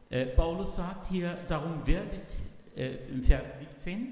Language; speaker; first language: German; non-native, fluent; Arabic